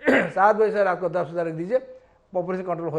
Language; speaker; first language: Hindi; non-native, local second language; Assamese